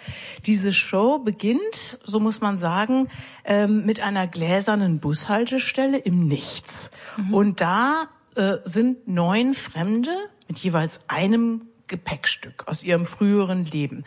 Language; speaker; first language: German; native; German